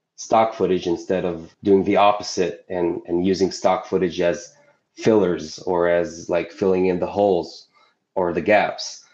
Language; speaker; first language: English; non-native, fluent; Hebrew